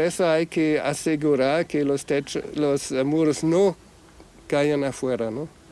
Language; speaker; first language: Spanish; non-native, fluent; German